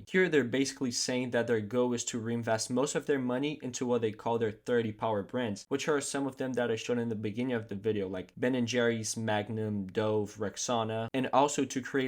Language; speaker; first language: English; non-native, fluent; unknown